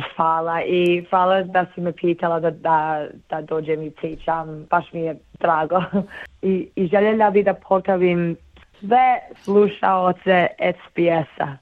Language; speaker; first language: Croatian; early bilingual, heritage; Bosnian